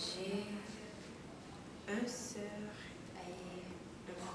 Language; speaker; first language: French; early bilingual, heritage; French